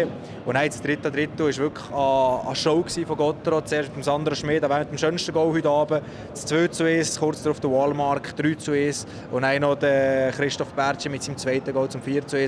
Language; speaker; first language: German; native; German